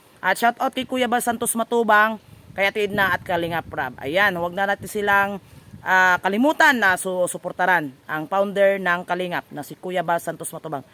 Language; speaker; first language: Filipino; non-native, local second language; Cebuano